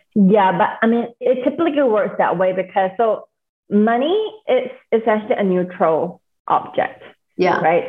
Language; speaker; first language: English; native; English